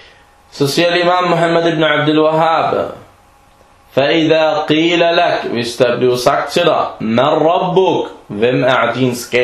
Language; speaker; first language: Danish; non-native, fluent; Arabic